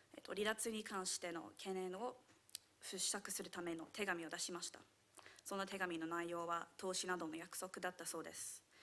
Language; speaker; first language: Japanese; non-native, fluent; English